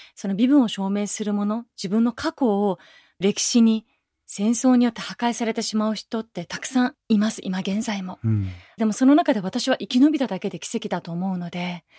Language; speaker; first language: Japanese; early bilingual, other home language; Persian